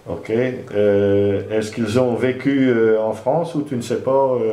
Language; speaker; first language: French; non-native, fluent; Dutch